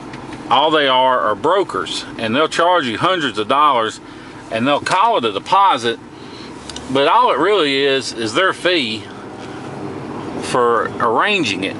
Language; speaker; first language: English; native; English